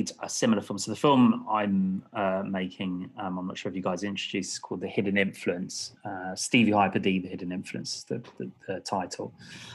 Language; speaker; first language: English; native; English